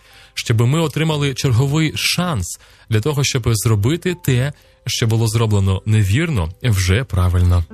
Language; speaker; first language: Ukrainian; native; Ukrainian